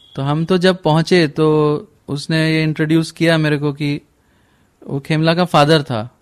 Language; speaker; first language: Hindi; native; Hindi